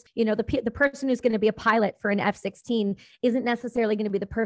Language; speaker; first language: English; native; English